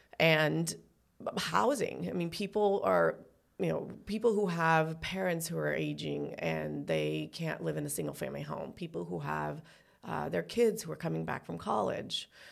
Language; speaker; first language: English; early bilingual, other home language; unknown